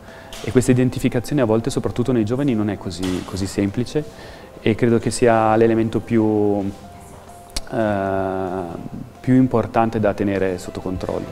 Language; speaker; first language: Italian; native; Italian